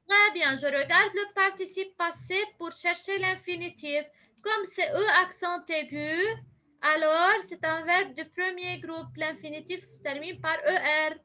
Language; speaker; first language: French; non-native, local second language; Arabic